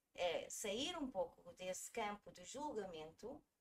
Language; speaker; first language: Portuguese; early bilingual, heritage; German